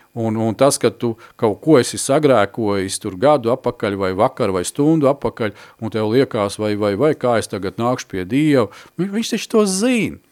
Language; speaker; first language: Latvian; native; Latvian